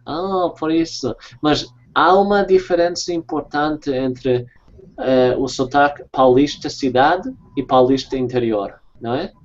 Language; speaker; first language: Portuguese; non-native, fluent; English